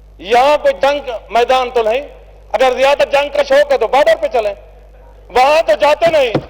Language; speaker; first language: Urdu; non-native, local second language; Saraiki